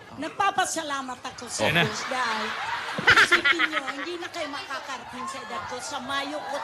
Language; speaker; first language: Filipino; non-native, local second language; Bikol